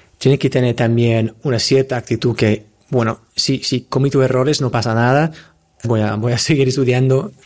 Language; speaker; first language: Spanish; non-native, fluent; English